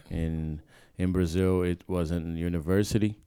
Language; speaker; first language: English; non-native, fluent; Portuguese